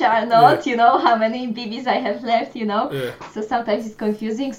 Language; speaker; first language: English; non-native, fluent; Polish